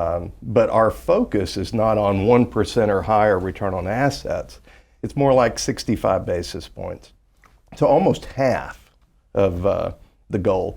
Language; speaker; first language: English; native; English